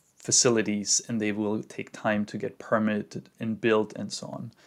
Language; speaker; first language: English; non-native, fluent; German